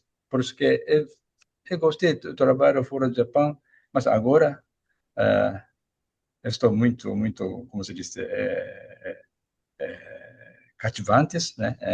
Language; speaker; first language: Portuguese; non-native, fluent; Japanese